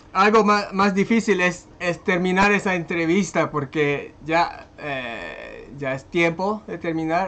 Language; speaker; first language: Spanish; non-native, fluent; French